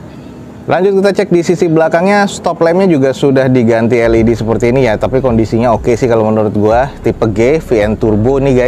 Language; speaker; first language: Indonesian; native; Indonesian